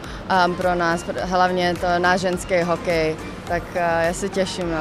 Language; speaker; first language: Czech; non-native, local second language; English